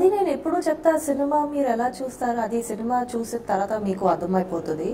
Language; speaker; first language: Telugu; non-native, fluent; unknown